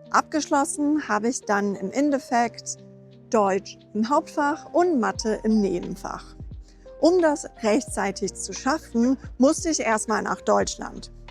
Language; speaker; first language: German; non-native, fluent; English